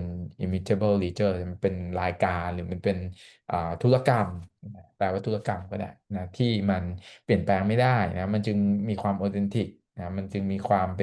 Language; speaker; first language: Thai; native; Thai